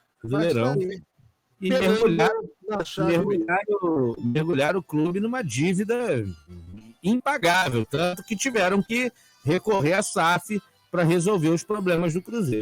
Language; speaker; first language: Portuguese; native; Portuguese